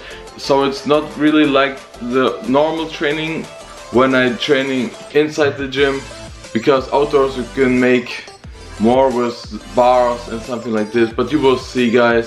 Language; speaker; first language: English; non-native, fluent; German